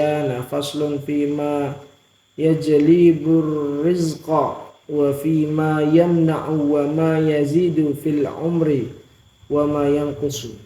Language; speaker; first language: Arabic; non-native, learner; Indonesian